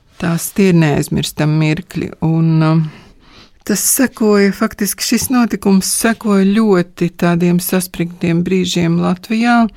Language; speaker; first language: Latvian; native; Latvian